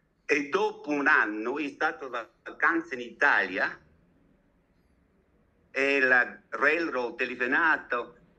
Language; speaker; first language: Italian; non-native, learner; German